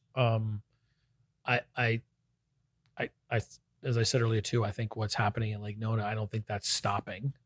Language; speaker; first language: English; native; English